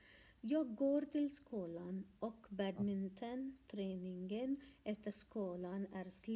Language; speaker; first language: Swedish; non-native, learner; Hindi